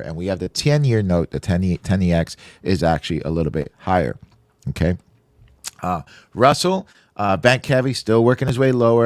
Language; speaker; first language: English; native; English